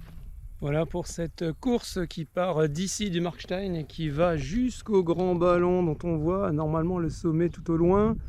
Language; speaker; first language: French; native; French